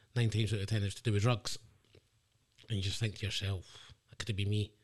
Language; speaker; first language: English; native; English